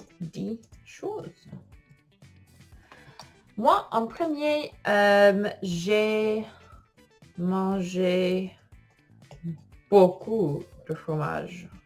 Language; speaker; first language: French; non-native, fluent; English